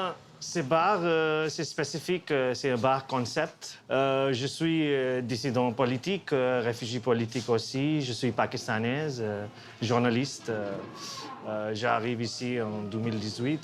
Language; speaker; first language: French; non-native, learner; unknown